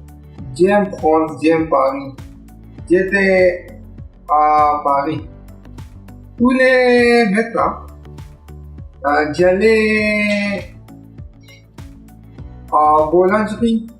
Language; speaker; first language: French; non-native, learner; English